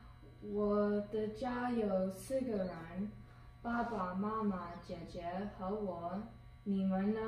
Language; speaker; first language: Chinese; non-native, learner; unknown